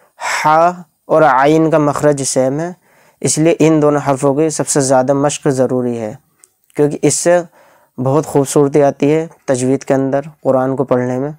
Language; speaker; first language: Urdu; native; Urdu